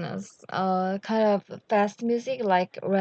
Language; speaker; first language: English; non-native, learner; Korean